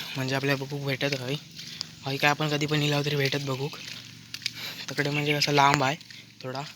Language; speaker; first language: Marathi; non-native, local second language; Konkani